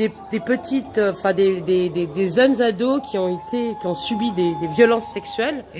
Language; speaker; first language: French; native; French